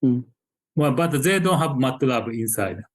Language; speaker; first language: English; non-native, fluent; Japanese